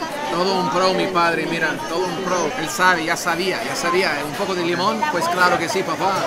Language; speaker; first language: Spanish; non-native, fluent; English